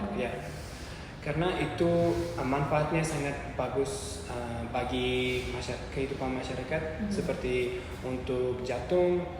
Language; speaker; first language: Indonesian; non-native, learner; Uzbek